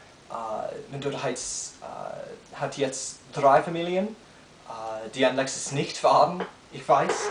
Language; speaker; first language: German; non-native, learner; English